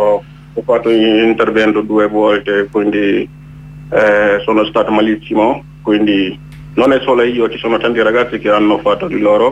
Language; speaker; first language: Italian; non-native, learner; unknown